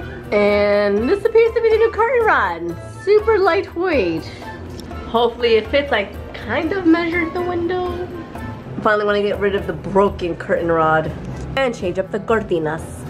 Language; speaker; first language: English; early bilingual, other home language; Spanish